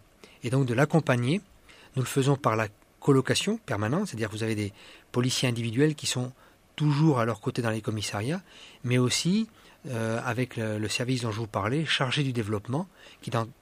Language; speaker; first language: French; native; French